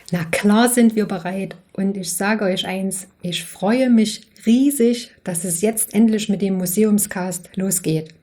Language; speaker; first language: German; native; German